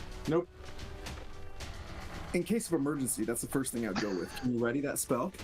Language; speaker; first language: English; native; English